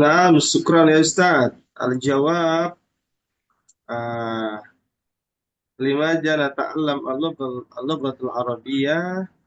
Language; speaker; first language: Arabic; non-native, fluent; Indonesian